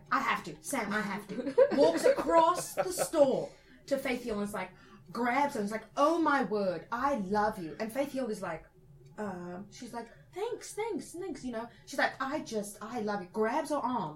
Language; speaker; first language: English; native; English